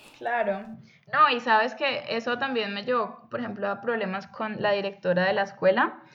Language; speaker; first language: Spanish; native; Spanish